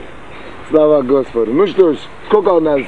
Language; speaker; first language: Russian; non-native, fluent; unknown